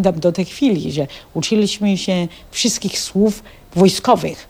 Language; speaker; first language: Polish; non-native, fluent; Chinese